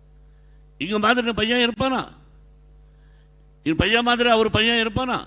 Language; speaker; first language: Tamil; non-native, learner; Telugu